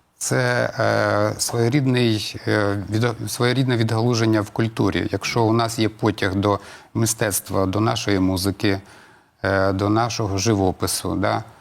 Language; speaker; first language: Ukrainian; non-native, local second language; Russian